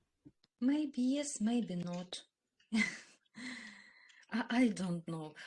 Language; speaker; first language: English; non-native, learner; Russian